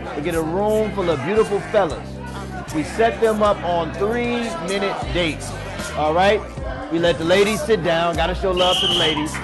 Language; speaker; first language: English; native; English